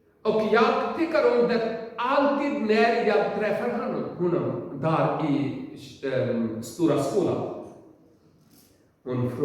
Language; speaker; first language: Swedish; non-native, learner; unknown